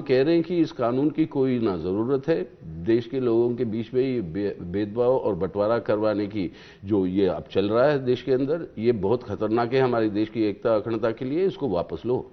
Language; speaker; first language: Hindi; non-native, local second language; Telugu